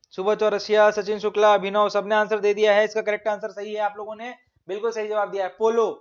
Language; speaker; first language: Hindi; native; Hindi